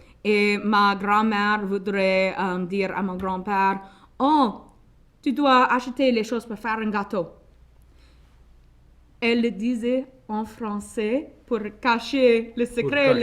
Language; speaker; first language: French; non-native, local second language; English